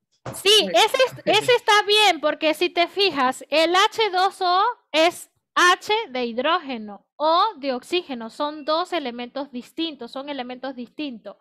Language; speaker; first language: Spanish; native; Spanish